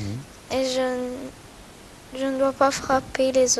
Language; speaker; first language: French; non-native, learner; Greek